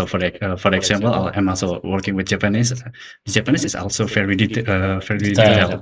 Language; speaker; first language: English; non-native, learner; Indonesian